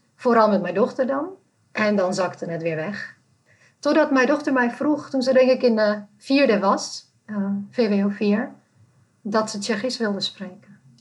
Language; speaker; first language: Dutch; non-native, fluent; Czech